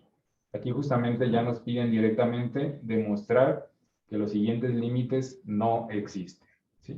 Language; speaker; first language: Spanish; native; Spanish